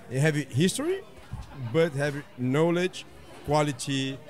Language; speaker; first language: English; non-native, fluent; Portuguese